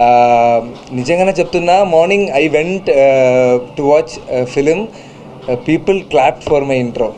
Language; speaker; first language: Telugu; non-native, learner; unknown